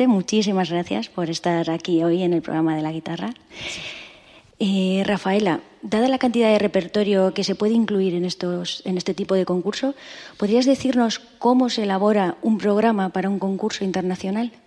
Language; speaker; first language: Spanish; native; Spanish